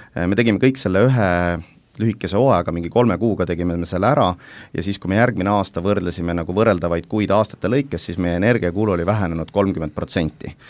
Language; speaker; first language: Estonian; native; Estonian